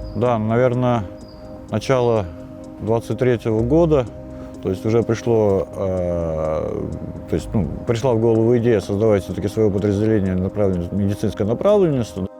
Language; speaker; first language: Russian; native; Russian